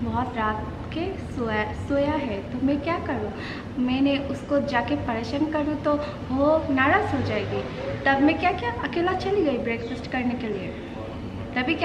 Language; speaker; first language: Hindi; non-native, learner; Bangla